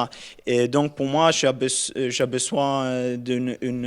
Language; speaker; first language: French; non-native, learner; Norwegian